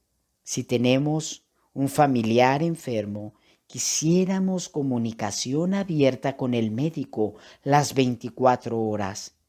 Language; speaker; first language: Spanish; native; Spanish